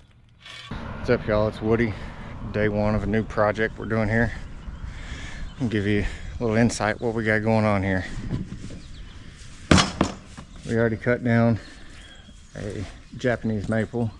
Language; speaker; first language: English; native; English